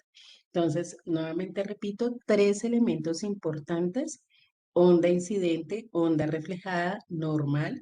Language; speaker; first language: Spanish; native; Spanish